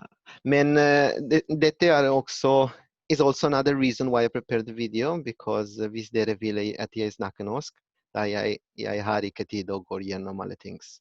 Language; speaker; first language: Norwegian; non-native, learner; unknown